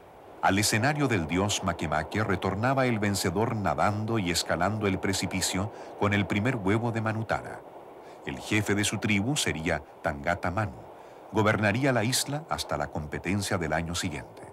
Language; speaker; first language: Spanish; native; Spanish